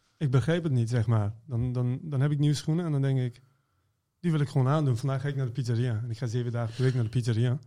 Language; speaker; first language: Dutch; early bilingual, other home language; Persian